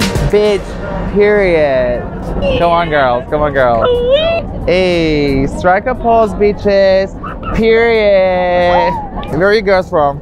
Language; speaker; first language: English; non-native, learner; Turkish